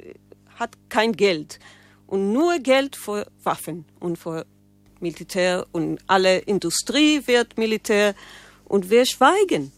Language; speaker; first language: German; non-native, fluent; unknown